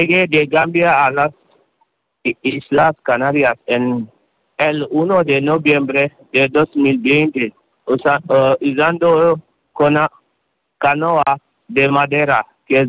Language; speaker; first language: Spanish; non-native, learner; Wolof